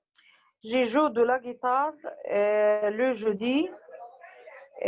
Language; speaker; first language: French; non-native, learner; Arabic